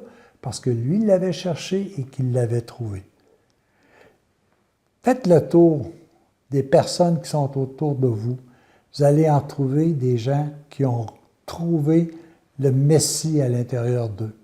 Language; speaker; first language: French; native; French